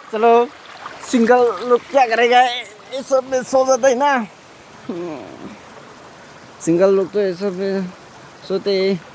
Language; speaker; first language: Hindi; non-native, local second language; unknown